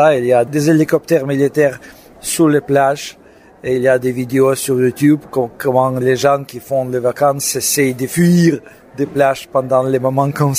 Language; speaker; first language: French; non-native, fluent; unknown